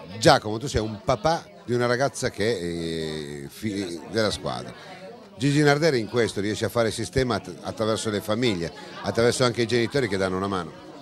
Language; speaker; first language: Italian; native; Italian